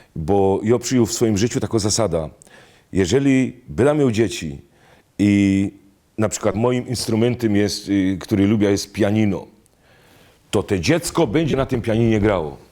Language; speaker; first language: Polish; native; Polish